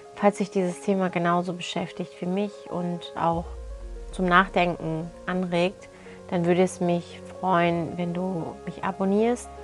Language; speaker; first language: German; early bilingual, other home language; Turkish